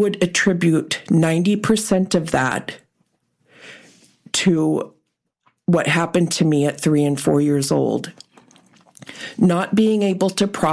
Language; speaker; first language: English; early bilingual, other home language; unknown